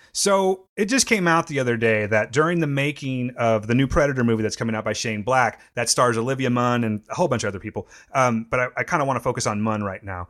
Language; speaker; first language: English; native; English